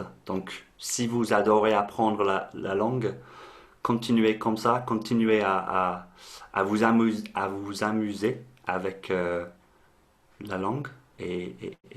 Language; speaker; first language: French; non-native, fluent; English